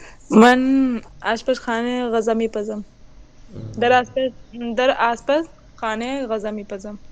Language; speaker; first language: Persian; non-native, learner; Urdu